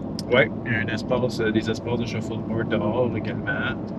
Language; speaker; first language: French; native; French